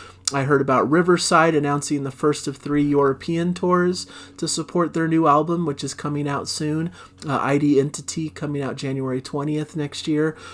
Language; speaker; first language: English; native; English